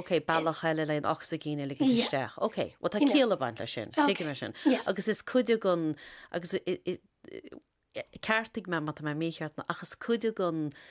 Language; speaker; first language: Irish; native; Irish